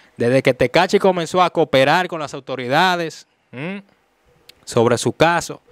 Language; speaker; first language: Spanish; native; Spanish